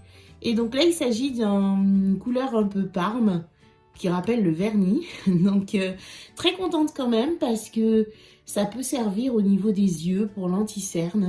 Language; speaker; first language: French; native; French